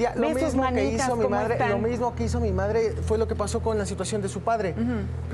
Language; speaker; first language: Spanish; native; Spanish